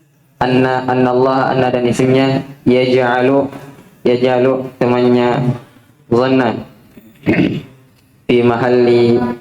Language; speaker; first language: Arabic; non-native, learner; Indonesian